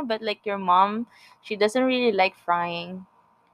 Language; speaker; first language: English; non-native, local second language; Filipino